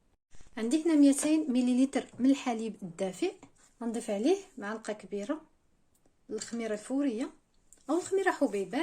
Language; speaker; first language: Arabic; native; Arabic